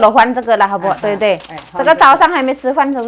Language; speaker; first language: Chinese; non-native, learner; Javanese